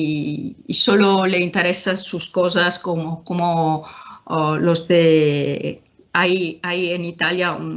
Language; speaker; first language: Spanish; non-native, fluent; Italian